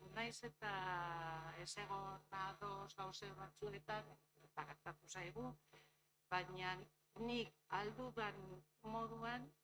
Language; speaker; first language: Basque; non-native, local second language; Spanish